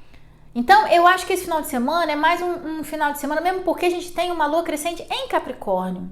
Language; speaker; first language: Portuguese; native; Portuguese